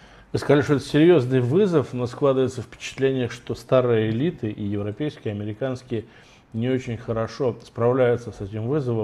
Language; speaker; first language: Russian; native; Russian